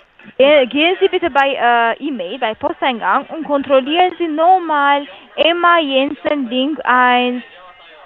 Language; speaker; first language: German; non-native, learner; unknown